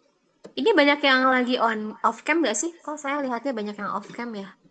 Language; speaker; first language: Indonesian; native; Indonesian